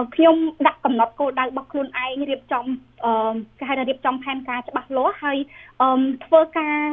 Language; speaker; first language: Khmer; native; Khmer